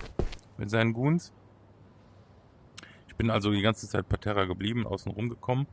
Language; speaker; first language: German; native; German